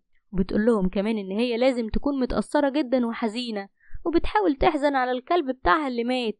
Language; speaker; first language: Arabic; native; Arabic